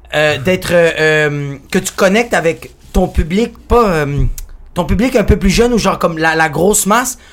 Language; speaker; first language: French; early bilingual, other home language; Spanish